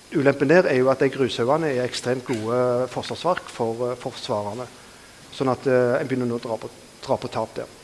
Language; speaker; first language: Norwegian; native; Norwegian